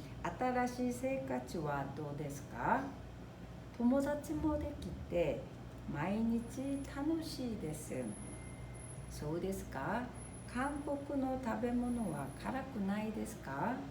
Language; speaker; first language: Japanese; non-native, fluent; Korean